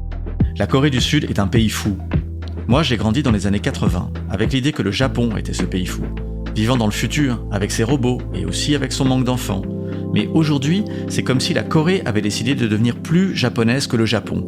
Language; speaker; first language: French; native; French